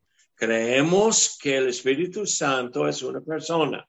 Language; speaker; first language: Spanish; non-native, fluent; English